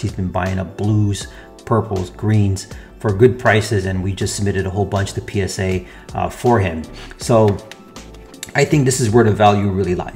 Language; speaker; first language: English; native; English